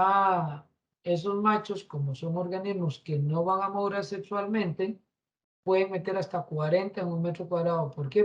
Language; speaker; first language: Spanish; native; Spanish